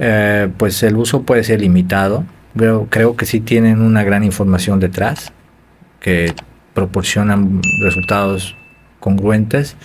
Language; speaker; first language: Spanish; native; Spanish